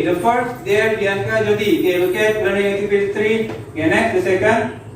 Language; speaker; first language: English; non-native, learner; Indonesian